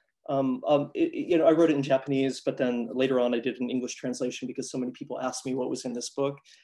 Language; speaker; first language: English; native; English